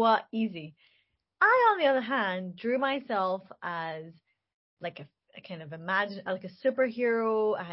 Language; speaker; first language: English; native; English